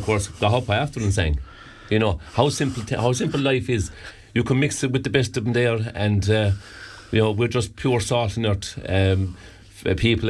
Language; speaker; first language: English; native; English